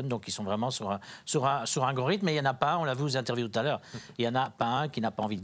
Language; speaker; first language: French; native; French